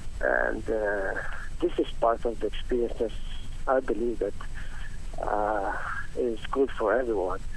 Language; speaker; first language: English; non-native, learner; Italian